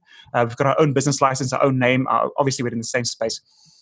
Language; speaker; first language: English; non-native, local second language; Afrikaans